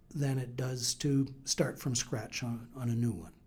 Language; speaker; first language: English; native; English